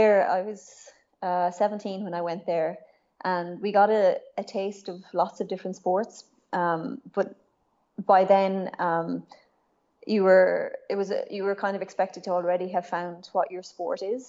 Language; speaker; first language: English; native; English